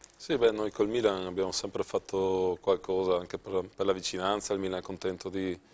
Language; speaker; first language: Italian; native; Italian